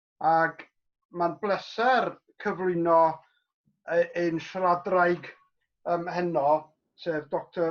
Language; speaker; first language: Welsh; native; Welsh